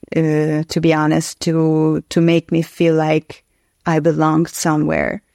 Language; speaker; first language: English; non-native, fluent; Hungarian